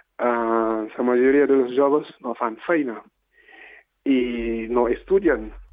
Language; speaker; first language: Catalan; non-native, fluent; Wolof